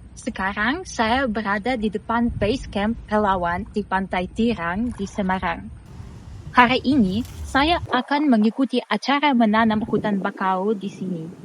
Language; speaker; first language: Indonesian; non-native, fluent; Russian